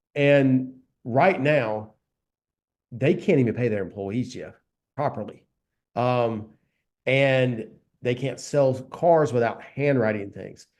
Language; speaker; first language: English; native; English